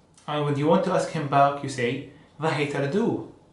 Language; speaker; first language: English; non-native, fluent; Arabic